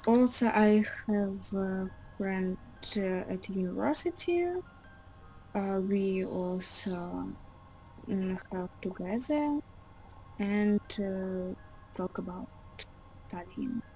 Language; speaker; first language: English; non-native, learner; Russian